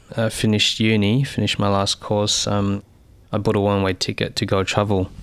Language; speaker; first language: English; early bilingual, other home language; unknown